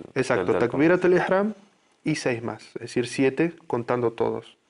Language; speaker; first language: Spanish; native; Spanish